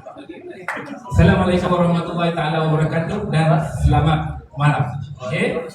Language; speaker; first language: Malay; native; Malay